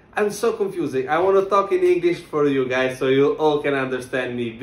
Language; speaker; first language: English; non-native, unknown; Italian